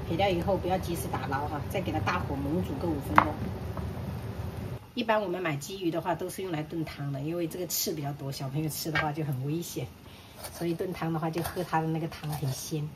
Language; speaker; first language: Chinese; native; Chinese